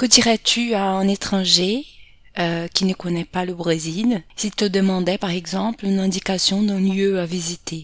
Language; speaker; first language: French; non-native, fluent; Portuguese